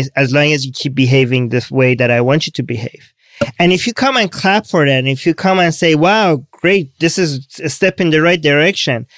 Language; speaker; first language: English; non-native, fluent; Persian